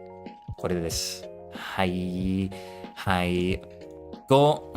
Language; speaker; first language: Japanese; non-native, learner; English